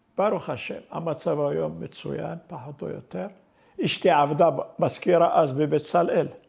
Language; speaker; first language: Hebrew; non-native, fluent; Arabic